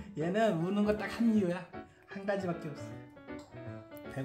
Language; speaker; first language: Korean; native; Korean